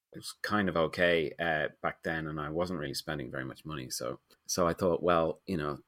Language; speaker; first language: English; native; English